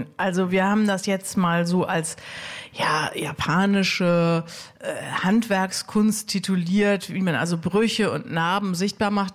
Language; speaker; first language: German; native; German